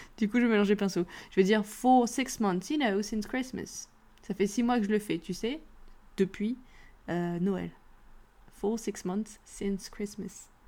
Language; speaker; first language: French; native; French